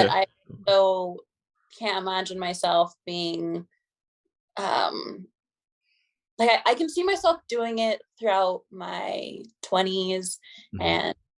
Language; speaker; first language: English; native; English